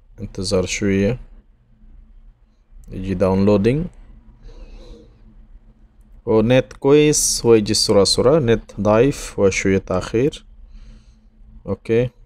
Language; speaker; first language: Arabic; non-native, learner; Bangla